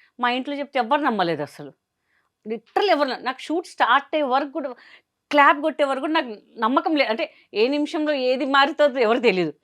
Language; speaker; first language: Telugu; non-native, local second language; Hindi